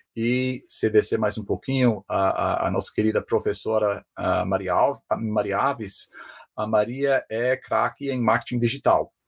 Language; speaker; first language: Portuguese; non-native, fluent; English